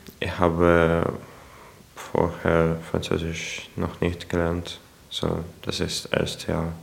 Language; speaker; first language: German; non-native, learner; Ukrainian